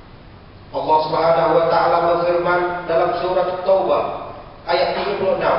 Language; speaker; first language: Malay; native; Malay